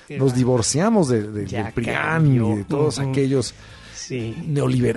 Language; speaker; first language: Spanish; native; Spanish